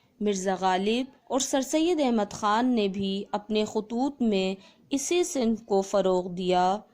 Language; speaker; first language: Urdu; native; Urdu